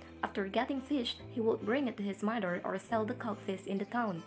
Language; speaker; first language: English; non-native, fluent; Indonesian